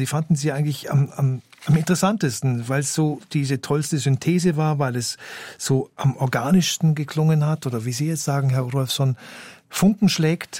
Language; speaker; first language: German; native; German